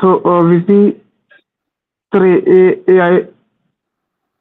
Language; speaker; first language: French; non-native, learner; Hindi